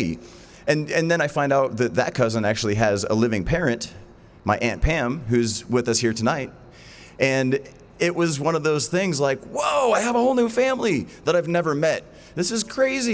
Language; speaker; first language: English; native; English